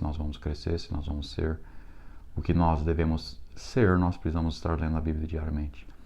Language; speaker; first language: Portuguese; non-native, fluent; English